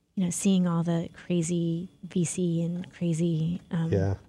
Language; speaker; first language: English; native; English